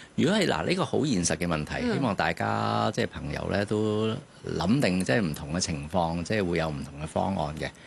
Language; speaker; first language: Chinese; non-native, local second language; Cantonese